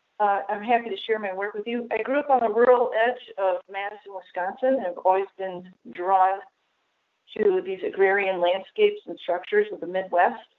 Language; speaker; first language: English; native; English